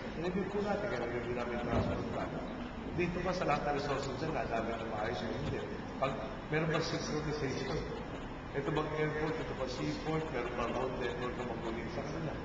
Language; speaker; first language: Filipino; native; Filipino